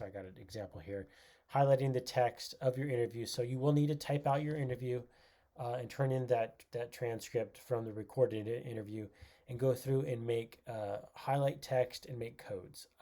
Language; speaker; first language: English; native; English